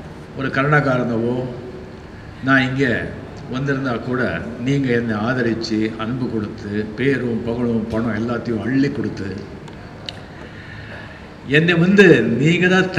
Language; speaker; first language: Tamil; non-native, fluent; Marathi